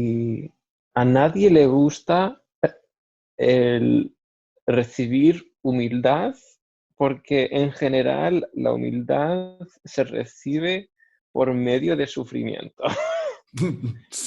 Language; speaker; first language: Spanish; non-native, fluent; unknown